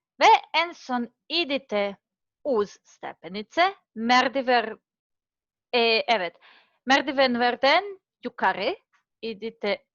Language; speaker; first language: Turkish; non-native, learner; Serbian